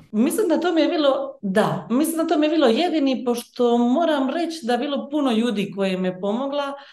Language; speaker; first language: Croatian; early bilingual, heritage; Bosnian